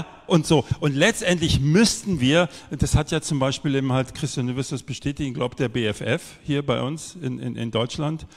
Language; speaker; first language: German; native; German